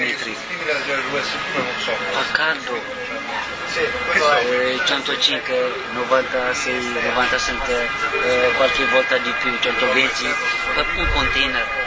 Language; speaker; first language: Italian; non-native, learner; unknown